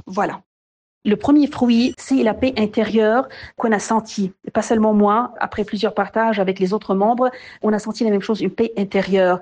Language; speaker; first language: French; non-native, local second language; Arabic